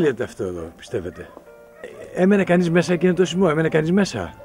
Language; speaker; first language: Greek; native; Greek